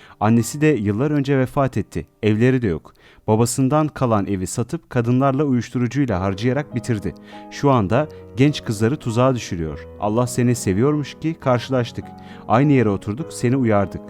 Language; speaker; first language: Turkish; native; Turkish